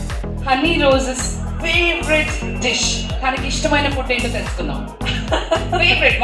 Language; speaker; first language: Telugu; native; Telugu